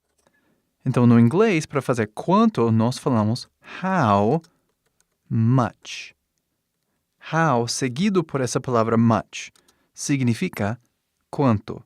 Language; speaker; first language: Portuguese; non-native, fluent; English